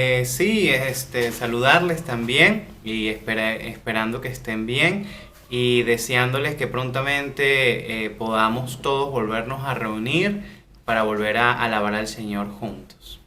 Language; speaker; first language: Spanish; native; Spanish